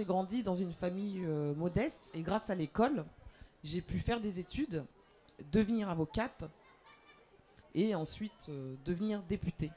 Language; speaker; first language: French; native; French